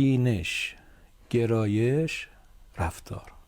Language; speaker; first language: Persian; native; Persian